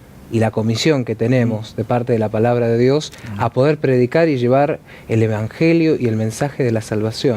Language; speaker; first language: Spanish; native; Spanish